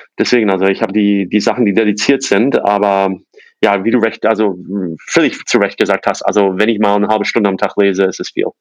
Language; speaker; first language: German; non-native, fluent; English